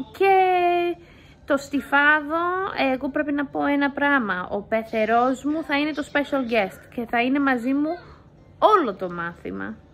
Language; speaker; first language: Greek; early bilingual, heritage; English